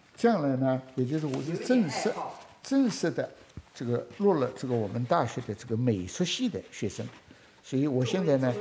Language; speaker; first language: Chinese; native; Chinese